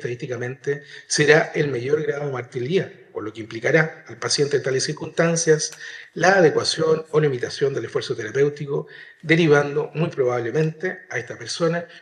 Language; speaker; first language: Spanish; native; Spanish